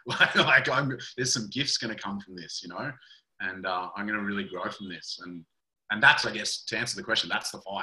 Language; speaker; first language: English; native; English